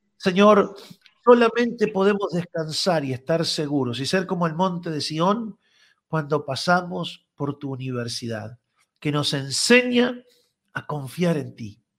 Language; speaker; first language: Spanish; native; Spanish